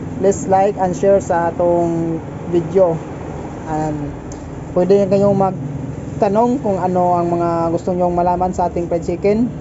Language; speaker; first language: Filipino; non-native, local second language; Cebuano